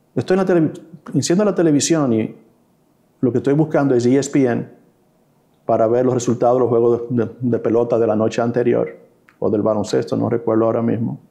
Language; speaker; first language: Spanish; early bilingual, heritage; Spanish